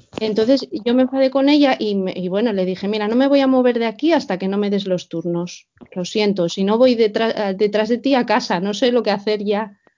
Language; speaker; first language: Spanish; native; Spanish